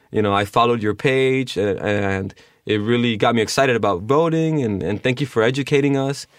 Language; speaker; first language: English; early bilingual, other home language; Spanish